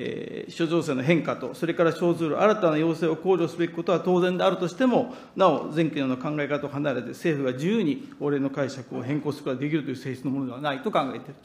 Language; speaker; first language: Japanese; native; Japanese